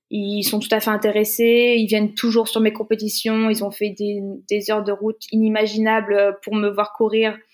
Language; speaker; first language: French; native; French